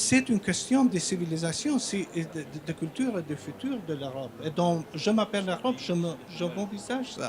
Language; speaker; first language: French; non-native, fluent; Albanian